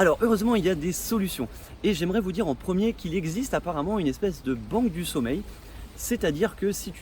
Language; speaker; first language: French; native; French